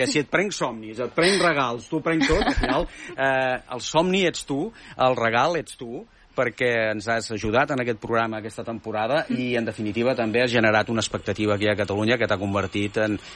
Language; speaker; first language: Catalan; native; Catalan